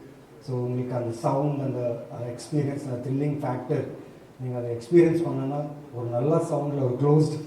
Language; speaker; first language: Tamil; non-native, fluent; Telugu